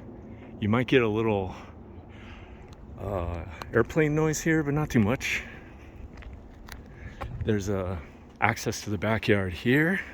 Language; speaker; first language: English; native; English